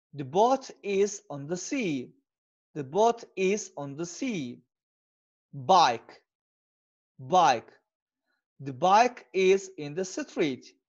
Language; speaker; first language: English; non-native, fluent; Turkish